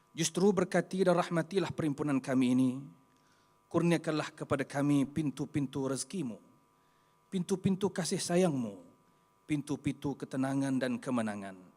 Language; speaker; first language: Malay; native; Malay